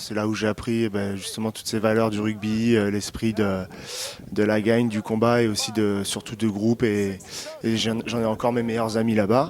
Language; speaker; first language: French; native; French